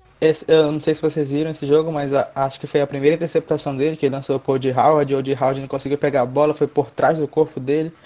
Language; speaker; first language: Portuguese; native; Portuguese